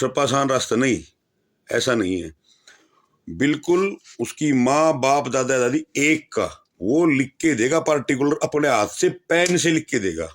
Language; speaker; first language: Hindi; native; Hindi